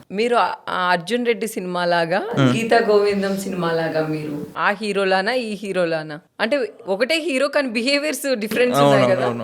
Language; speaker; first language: Telugu; native; Telugu